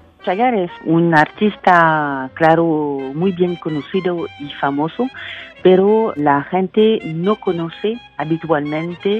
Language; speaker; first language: Spanish; non-native, fluent; French